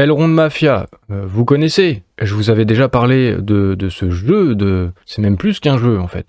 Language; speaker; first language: French; native; French